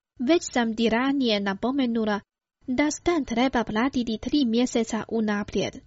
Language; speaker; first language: Croatian; non-native, fluent; Chinese